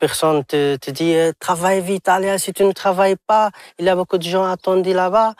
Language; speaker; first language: French; non-native, local second language; Arabic